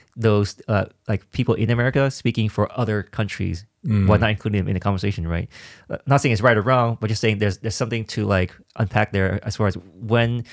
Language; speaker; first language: English; native; English